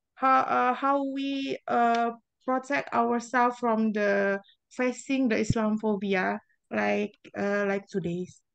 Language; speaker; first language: English; non-native, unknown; Indonesian